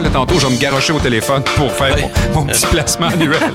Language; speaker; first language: French; native; French